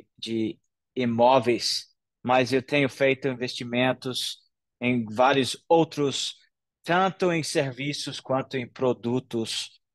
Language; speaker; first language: Portuguese; non-native, fluent; English